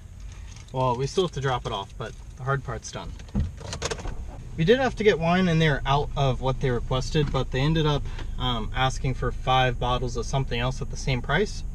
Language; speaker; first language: English; native; English